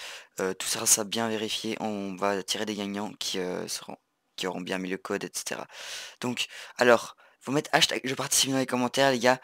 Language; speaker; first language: French; native; French